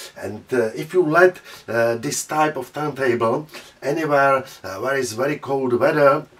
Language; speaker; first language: English; non-native, fluent; Czech